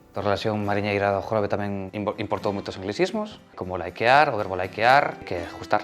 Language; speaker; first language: Galician; native; Galician